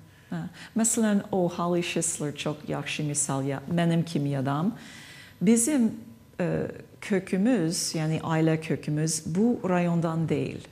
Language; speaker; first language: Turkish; non-native, fluent; English